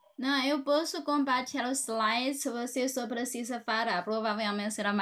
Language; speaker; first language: Portuguese; non-native, fluent; Chinese